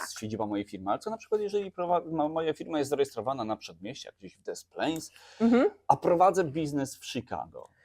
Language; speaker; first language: Polish; native; Polish